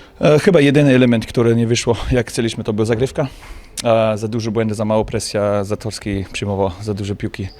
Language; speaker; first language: Polish; non-native, fluent; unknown